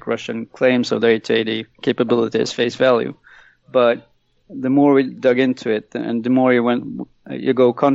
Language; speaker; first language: English; non-native, fluent; Swedish